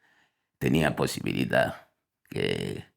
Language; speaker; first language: Spanish; non-native, fluent; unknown